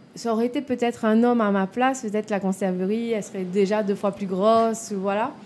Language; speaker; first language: French; native; French